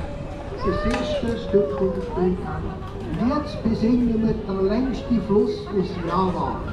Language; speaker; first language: German; non-native, learner; Indonesian